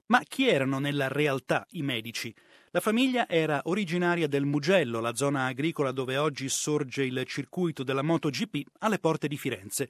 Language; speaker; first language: Italian; native; Italian